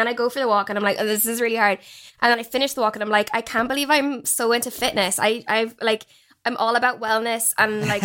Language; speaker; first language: English; native; English